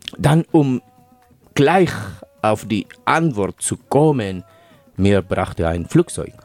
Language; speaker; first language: German; non-native, fluent; Spanish